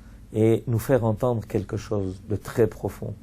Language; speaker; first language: French; native; French